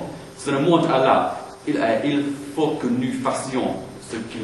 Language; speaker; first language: French; non-native, learner; English